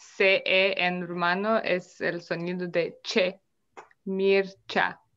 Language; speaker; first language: Spanish; non-native, fluent; Romanian